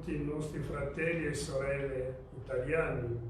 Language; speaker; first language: Italian; non-native, fluent; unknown